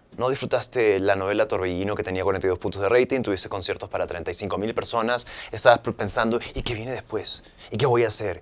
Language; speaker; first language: Spanish; native; Spanish